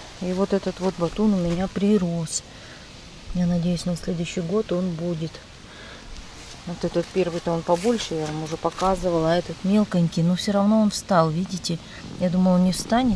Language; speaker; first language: Russian; native; Russian